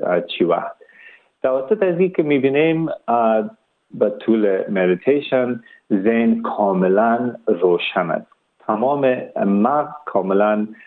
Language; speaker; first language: Persian; early bilingual, heritage; Persian